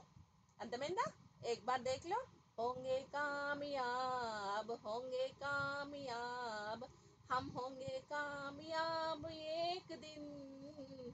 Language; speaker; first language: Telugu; native; Telugu